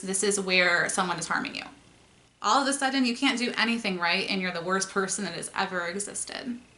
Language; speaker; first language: English; native; English